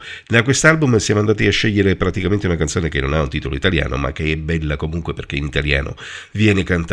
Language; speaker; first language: Italian; native; Italian